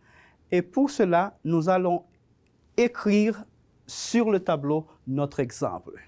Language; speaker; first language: French; non-native, fluent; Spanish